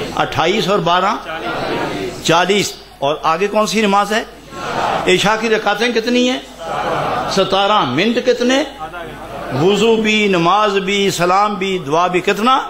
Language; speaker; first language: Urdu; non-native, local second language; Punjabi